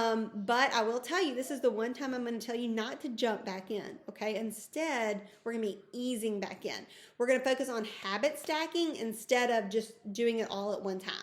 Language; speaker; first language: English; native; English